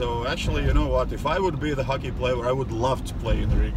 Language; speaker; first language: English; non-native, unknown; Latvian